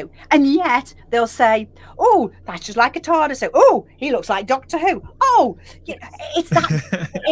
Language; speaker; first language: English; native; English